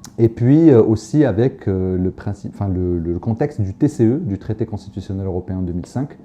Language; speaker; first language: French; non-native, local second language; Arabic